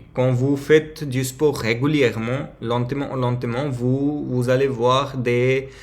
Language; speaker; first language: French; non-native, learner; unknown